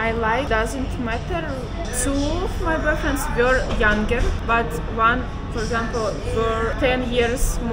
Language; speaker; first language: English; non-native, learner; Russian